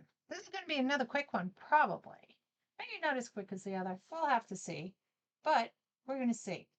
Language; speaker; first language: English; native; English